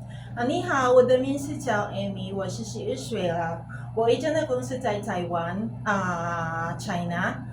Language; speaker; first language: Chinese; non-native, learner; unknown